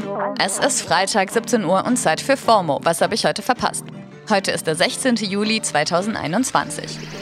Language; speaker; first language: German; native; German